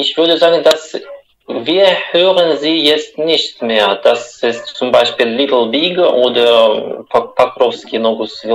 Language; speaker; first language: German; non-native, fluent; Russian